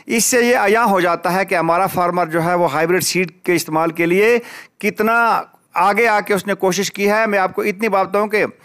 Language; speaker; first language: Urdu; non-native, local second language; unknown